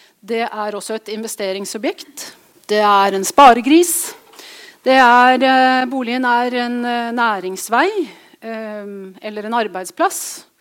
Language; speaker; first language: Norwegian; native; Norwegian